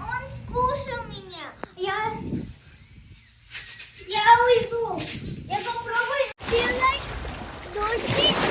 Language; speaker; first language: Russian; early bilingual, heritage; Russian